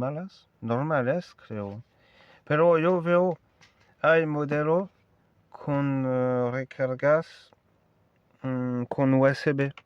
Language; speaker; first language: Spanish; non-native, learner; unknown